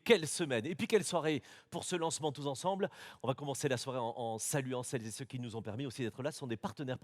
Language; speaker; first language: French; native; French